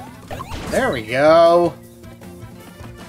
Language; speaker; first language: English; native; English